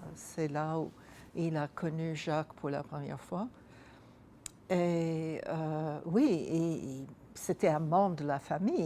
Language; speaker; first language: French; non-native, fluent; English